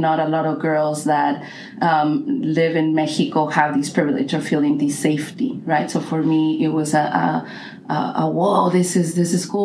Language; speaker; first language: English; non-native, fluent; Spanish